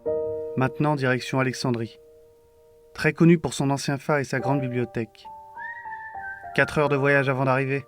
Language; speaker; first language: French; native; French